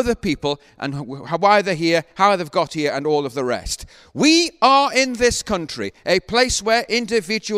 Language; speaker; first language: English; native; English